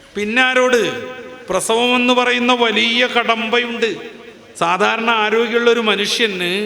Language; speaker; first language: Malayalam; native; Malayalam